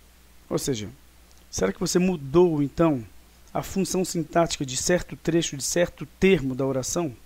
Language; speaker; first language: Portuguese; native; Portuguese